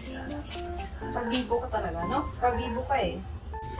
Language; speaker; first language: Filipino; native; Filipino